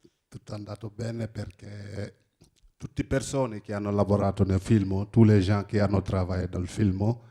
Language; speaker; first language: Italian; non-native, fluent; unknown